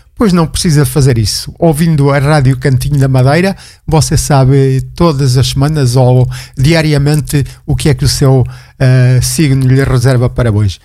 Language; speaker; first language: Portuguese; native; Portuguese